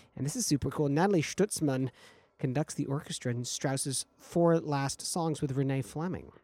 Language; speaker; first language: English; native; English